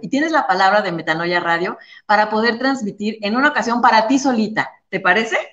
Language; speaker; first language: Spanish; native; Spanish